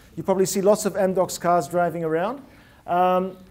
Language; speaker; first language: English; early bilingual, other home language; Russian